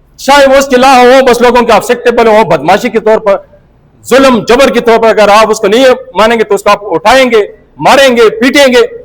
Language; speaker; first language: Urdu; non-native, local second language; Pashto